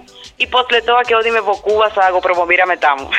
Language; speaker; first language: Macedonian; non-native, learner; Spanish